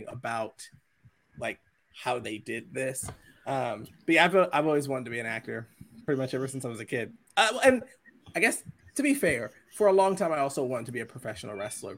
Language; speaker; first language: English; native; English